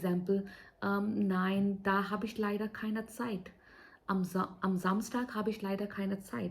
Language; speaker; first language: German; non-native, fluent; Hindi